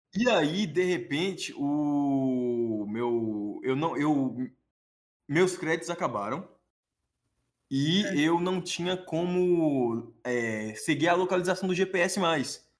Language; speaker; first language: Portuguese; native; Portuguese